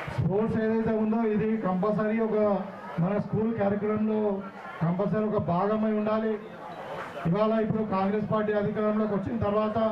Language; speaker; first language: Telugu; native; Telugu